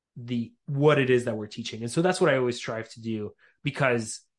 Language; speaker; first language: English; native; English